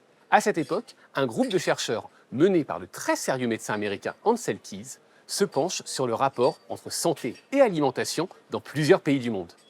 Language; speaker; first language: French; native; French